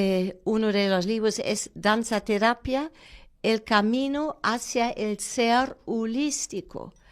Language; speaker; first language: Spanish; non-native, fluent; German